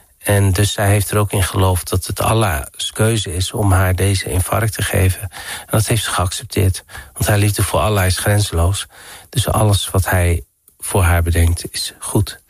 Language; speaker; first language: Dutch; early bilingual, other home language; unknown